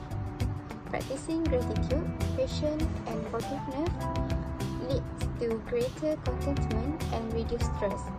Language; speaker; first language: English; non-native, local second language; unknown